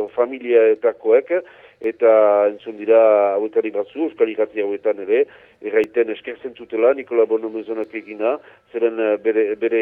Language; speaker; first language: Basque; native; Basque